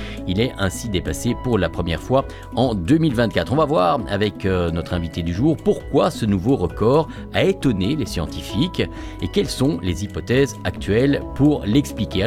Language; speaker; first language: French; native; French